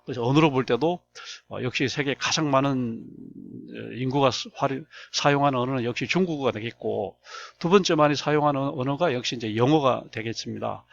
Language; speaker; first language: Korean; native; Korean